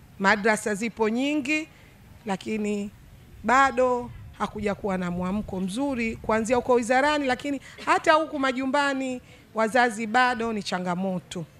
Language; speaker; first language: Swahili; native; Swahili